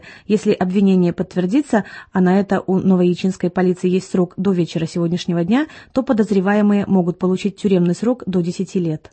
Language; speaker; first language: Russian; native; Russian